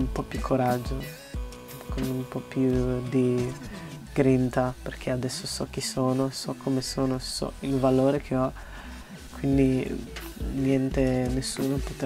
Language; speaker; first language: Italian; early bilingual, other home language; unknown